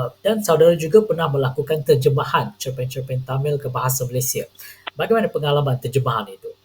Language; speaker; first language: Malay; non-native, local second language; Tamil